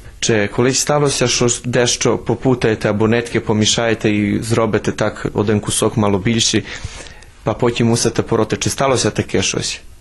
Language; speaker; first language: Ukrainian; early bilingual, heritage; Ukrainian